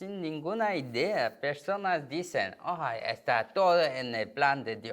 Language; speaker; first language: Spanish; non-native, learner; Korean